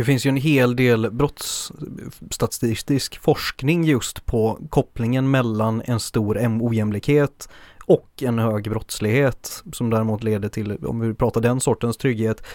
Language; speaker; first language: Swedish; native; Swedish